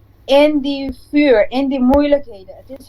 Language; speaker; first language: Dutch; non-native, local second language; Papiamento